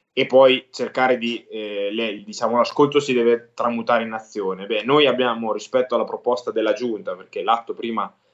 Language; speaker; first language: Italian; native; Italian